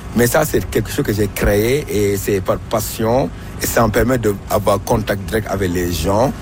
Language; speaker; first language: French; non-native, local second language; Wolof